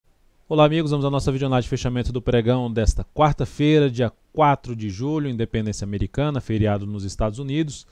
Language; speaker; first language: Portuguese; native; Portuguese